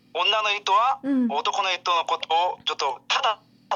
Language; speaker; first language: Japanese; non-native, learner; Korean